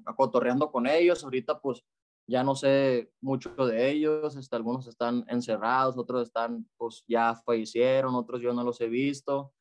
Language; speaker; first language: Spanish; native; Spanish